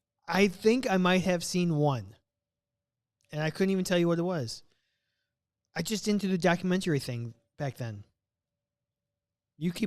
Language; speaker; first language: English; native; English